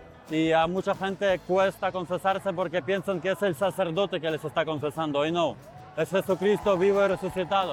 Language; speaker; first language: Spanish; non-native, fluent; Ukrainian